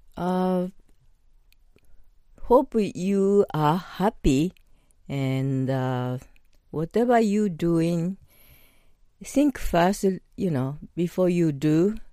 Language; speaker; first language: English; non-native, learner; Japanese